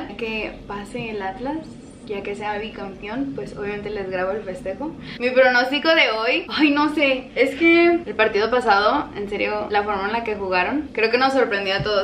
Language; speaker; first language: Spanish; native; Spanish